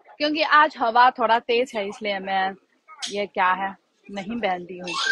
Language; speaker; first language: Hindi; non-native, fluent; Chinese